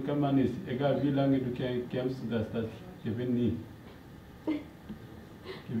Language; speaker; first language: German; non-native, learner; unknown